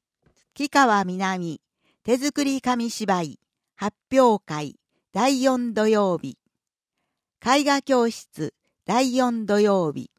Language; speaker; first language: Japanese; native; Japanese